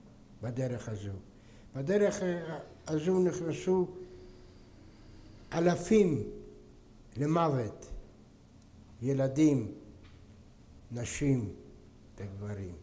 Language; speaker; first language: Hebrew; non-native, fluent; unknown